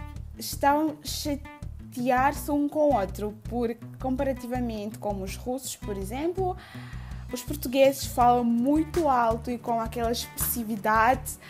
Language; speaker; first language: Portuguese; non-native, fluent; Udmurt